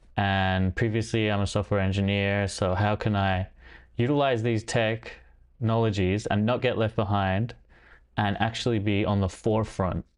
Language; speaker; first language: English; native; English